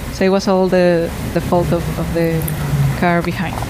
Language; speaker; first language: English; non-native, fluent; Spanish